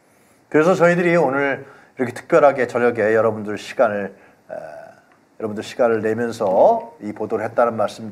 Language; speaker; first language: Korean; native; Korean